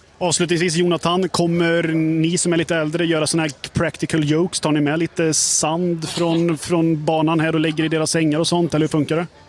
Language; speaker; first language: Swedish; native; Swedish